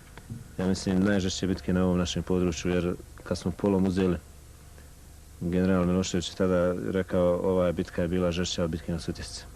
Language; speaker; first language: Bosnian; native; Bosnian